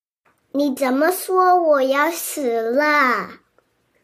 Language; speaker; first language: Chinese; early bilingual, heritage; English